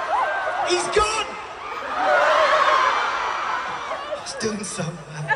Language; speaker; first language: English; native; English